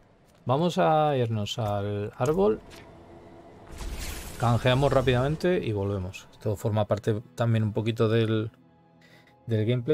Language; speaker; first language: Spanish; native; Spanish